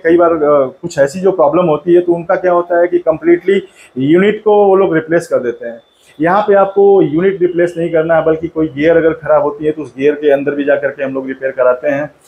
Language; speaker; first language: Hindi; native; Hindi